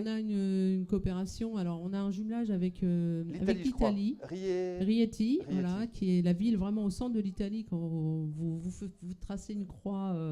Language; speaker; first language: French; native; French